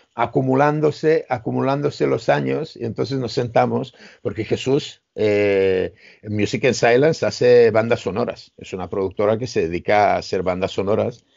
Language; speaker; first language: Spanish; non-native, fluent; Serbian